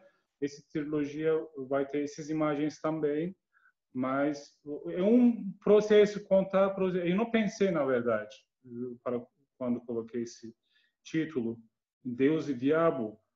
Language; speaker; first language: Portuguese; non-native, learner; Turkish